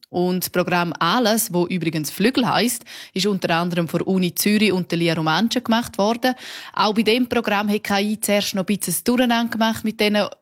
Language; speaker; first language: German; non-native, local second language; Romansh